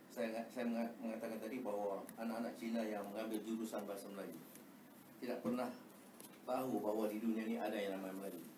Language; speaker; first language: Malay; native; Malay